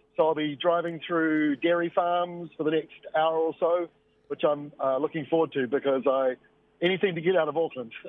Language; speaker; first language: English; native; English